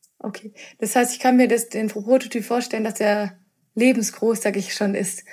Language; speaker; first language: German; native; German